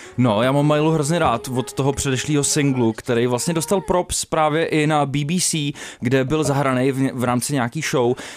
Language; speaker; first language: Czech; native; Czech